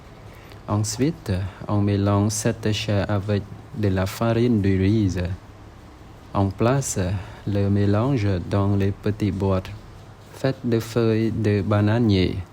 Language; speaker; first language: French; non-native, fluent; Khmer